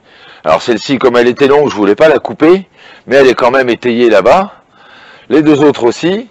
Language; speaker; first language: French; native; French